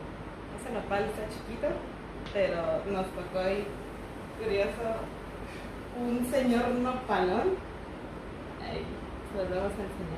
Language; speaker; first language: Spanish; native; Spanish